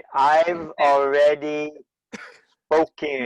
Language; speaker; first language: English; native; English